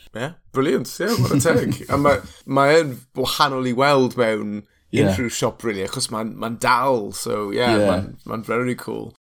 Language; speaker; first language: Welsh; non-native, local second language; English